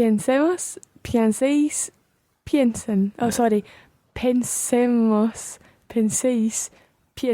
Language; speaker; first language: Spanish; non-native, learner; English